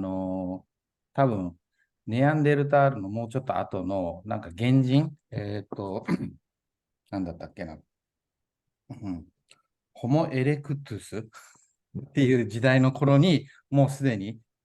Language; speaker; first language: Japanese; native; Japanese